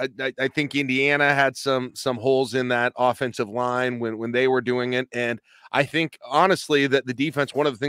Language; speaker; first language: English; native; English